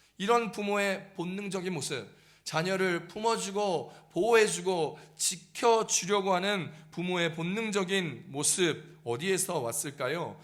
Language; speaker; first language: Korean; native; Korean